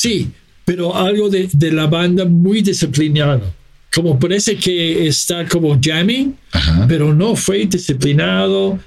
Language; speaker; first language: Spanish; non-native, fluent; English